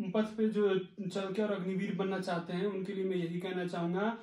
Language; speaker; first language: Hindi; native; Hindi